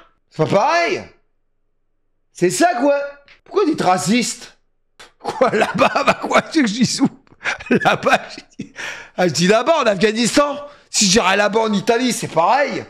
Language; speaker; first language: French; native; French